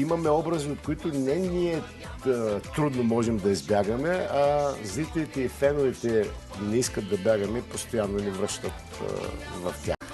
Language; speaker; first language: Bulgarian; native; Bulgarian